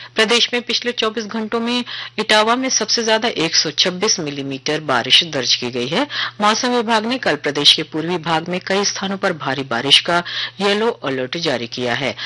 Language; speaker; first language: Hindi; native; Hindi